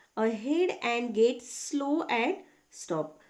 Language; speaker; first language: English; non-native, local second language; Marathi